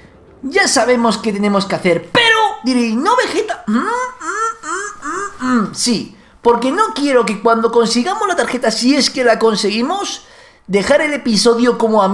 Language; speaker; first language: Spanish; native; Spanish